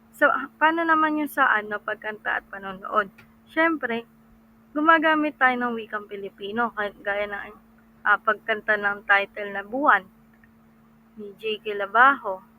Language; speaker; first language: Filipino; non-native, local second language; Cebuano